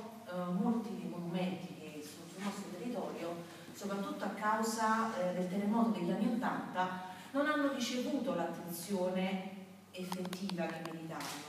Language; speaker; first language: Italian; native; Italian